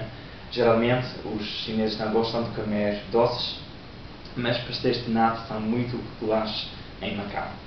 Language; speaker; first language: Portuguese; non-native, learner; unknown